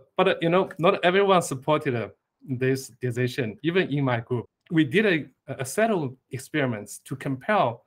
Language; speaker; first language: English; non-native, fluent; Chinese